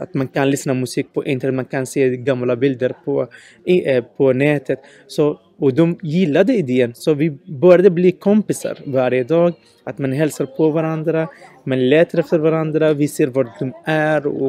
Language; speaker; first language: Swedish; non-native, local second language; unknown